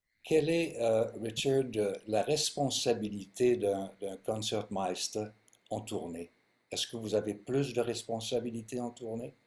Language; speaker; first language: French; native; French